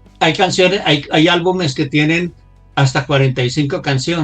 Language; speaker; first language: Spanish; native; Spanish